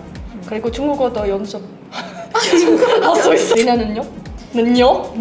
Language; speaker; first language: Korean; non-native, learner; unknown